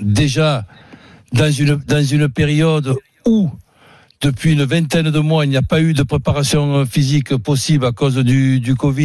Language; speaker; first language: French; native; French